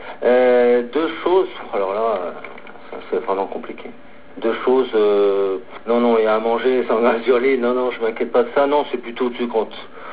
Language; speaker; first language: French; non-native, fluent; Korean